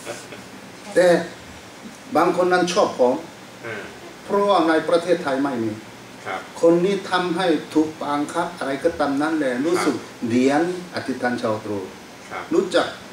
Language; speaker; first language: Thai; non-native, fluent; Korean